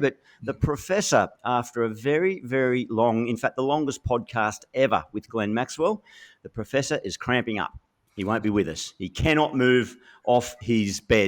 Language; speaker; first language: English; native; English